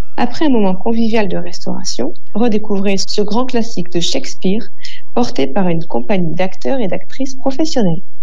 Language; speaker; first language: French; native; French